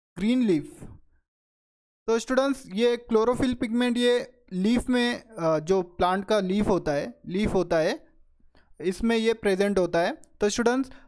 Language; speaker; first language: Hindi; non-native, local second language; Marathi